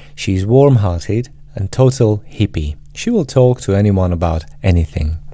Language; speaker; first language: English; non-native, fluent; Slovak